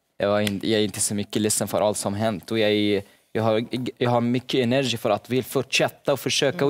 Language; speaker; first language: Swedish; non-native, learner; Arabic